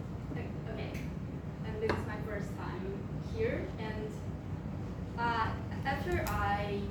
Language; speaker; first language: English; non-native, local second language; Chinese